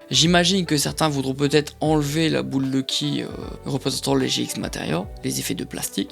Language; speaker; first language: French; native; French